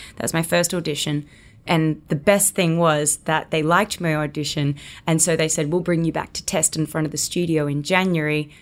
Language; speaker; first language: English; native; English